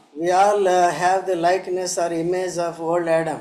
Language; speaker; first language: English; non-native, local second language; Telugu